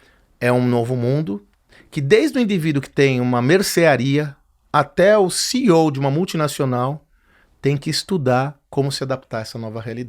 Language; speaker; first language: Portuguese; native; Portuguese